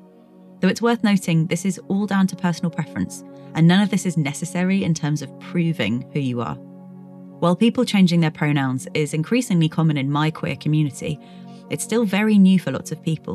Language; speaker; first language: English; native; English